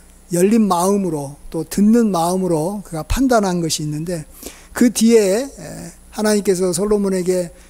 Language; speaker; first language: Korean; native; Korean